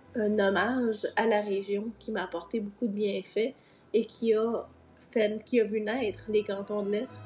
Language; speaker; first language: French; native; French